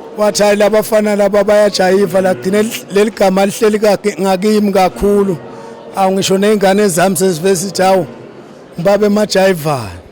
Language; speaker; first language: Zulu; non-native, local second language; Swati